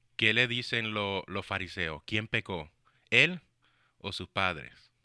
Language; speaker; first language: Spanish; early bilingual, heritage; Spanish